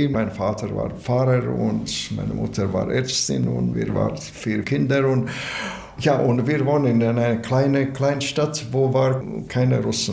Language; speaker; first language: German; non-native, learner; Latvian